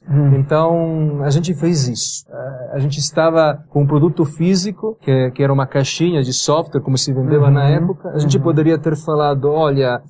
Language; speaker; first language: Portuguese; non-native, fluent; Italian